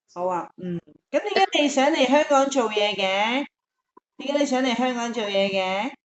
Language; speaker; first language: Cantonese; native; Cantonese